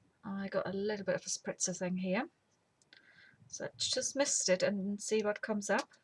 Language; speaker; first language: English; native; English